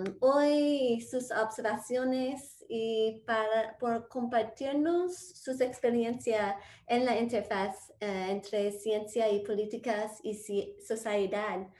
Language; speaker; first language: Spanish; non-native, fluent; English